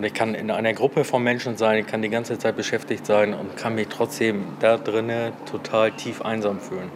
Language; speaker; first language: German; native; German